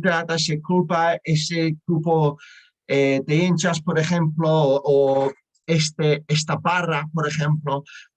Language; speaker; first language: Spanish; non-native, learner; English